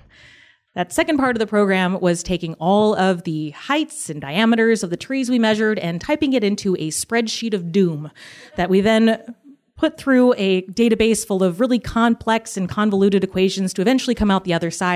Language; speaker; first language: English; native; English